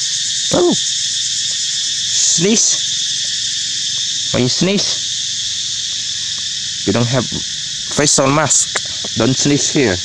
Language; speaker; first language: English; non-native, learner; Khmer